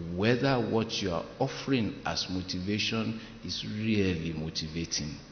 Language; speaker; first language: English; non-native, local second language; Yoruba